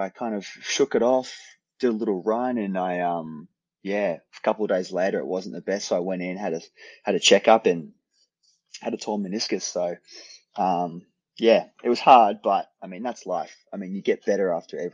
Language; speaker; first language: English; native; English